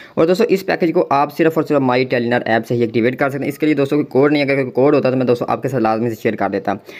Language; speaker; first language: Urdu; non-native, local second language; Punjabi